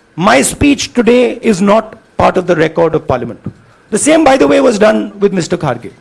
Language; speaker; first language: English; non-native, local second language; Hindi